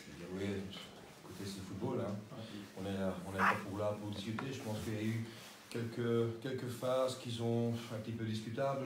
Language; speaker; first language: French; non-native, local second language; Dutch